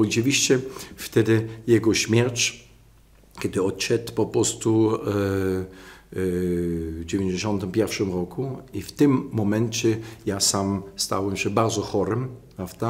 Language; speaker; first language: Polish; non-native, fluent; German